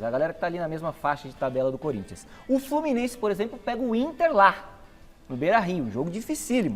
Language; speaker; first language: Portuguese; native; Portuguese